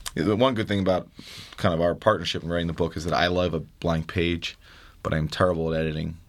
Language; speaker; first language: English; native; English